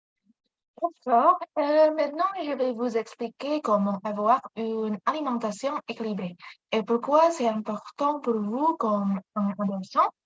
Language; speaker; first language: French; non-native, learner; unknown